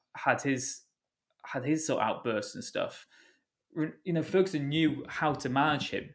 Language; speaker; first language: English; native; English